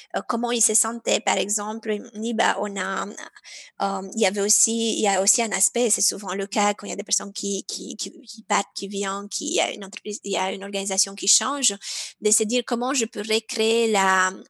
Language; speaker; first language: French; non-native, fluent; Romanian